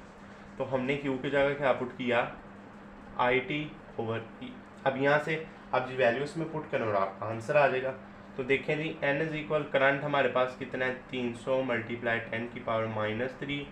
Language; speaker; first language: Hindi; non-native, local second language; Punjabi